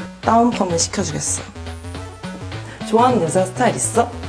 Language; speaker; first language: Korean; native; Korean